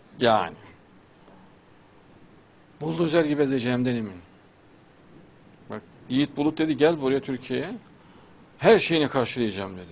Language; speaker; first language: Turkish; native; Turkish